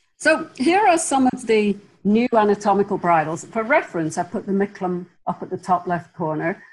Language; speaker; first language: English; native; English